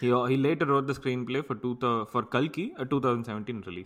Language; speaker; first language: English; non-native, local second language; Tamil